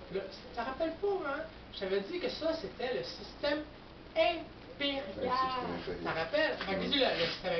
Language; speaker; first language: French; native; French